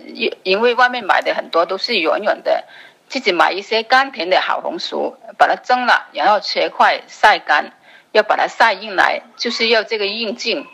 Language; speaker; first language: Chinese; native; Chinese